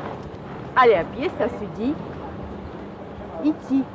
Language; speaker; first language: French; non-native, fluent; Russian